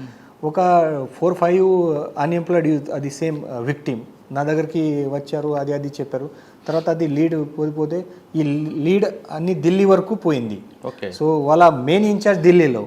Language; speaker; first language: Telugu; non-native, fluent; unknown